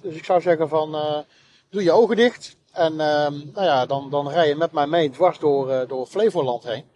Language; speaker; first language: Dutch; native; Dutch